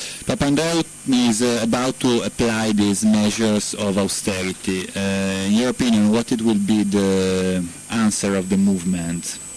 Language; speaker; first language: English; non-native, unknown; Italian